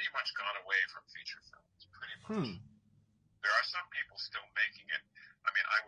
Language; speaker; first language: English; native; English